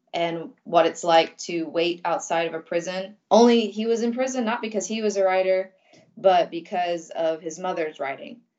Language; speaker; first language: English; early bilingual, other home language; Russian